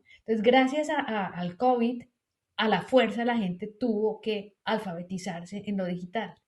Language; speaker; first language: Spanish; native; Spanish